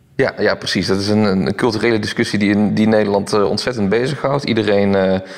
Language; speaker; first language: Dutch; native; Dutch